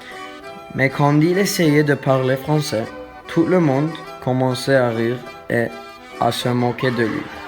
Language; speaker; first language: French; non-native, learner; Turkish